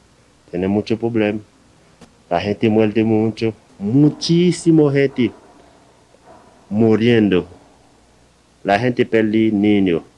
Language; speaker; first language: Spanish; non-native, learner; Haitian Creole